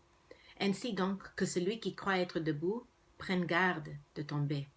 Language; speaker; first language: French; non-native, fluent; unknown